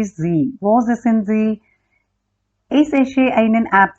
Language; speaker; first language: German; non-native, learner; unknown